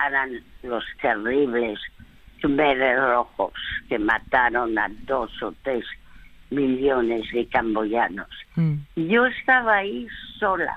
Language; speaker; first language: Spanish; early bilingual, other home language; French